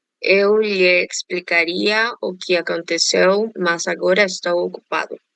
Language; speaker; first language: Portuguese; non-native, learner; Spanish